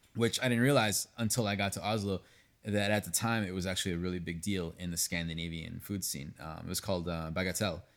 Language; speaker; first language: English; early bilingual, other home language; Spanish